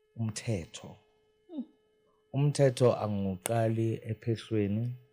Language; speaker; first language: Zulu; non-native, local second language; Xhosa